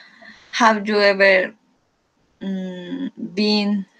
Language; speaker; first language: English; non-native, learner; Spanish